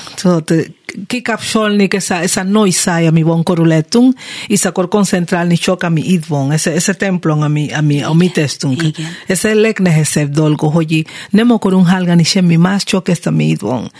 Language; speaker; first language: Hungarian; non-native, learner; Spanish